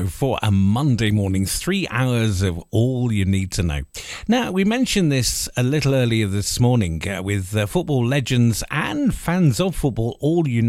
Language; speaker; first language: English; native; English